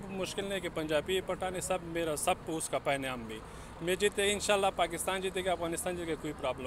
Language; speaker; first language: Hindi; non-native, learner; Pashto